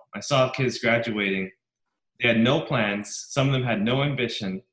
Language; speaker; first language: English; native; English